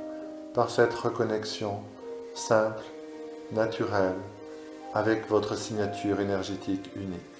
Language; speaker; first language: French; native; French